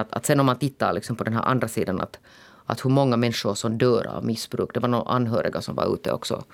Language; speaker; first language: Swedish; native; Swedish